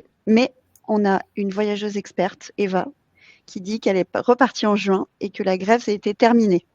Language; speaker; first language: French; native; French